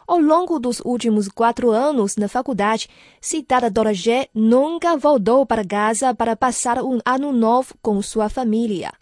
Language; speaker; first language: Portuguese; non-native, fluent; Chinese